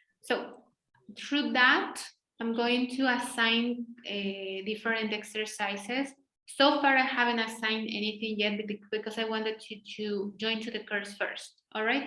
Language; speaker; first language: English; non-native, fluent; Spanish